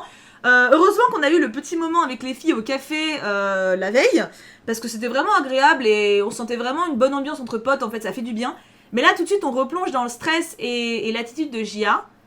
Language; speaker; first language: French; native; French